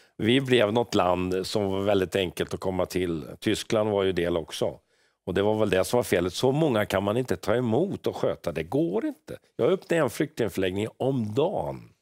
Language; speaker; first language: Swedish; native; Swedish